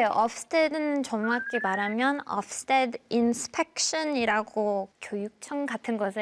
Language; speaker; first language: Korean; non-native, fluent; English